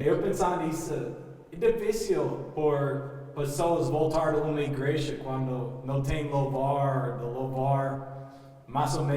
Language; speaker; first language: Portuguese; non-native, learner; English